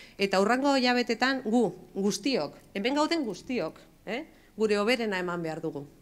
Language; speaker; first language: Basque; non-native, local second language; Spanish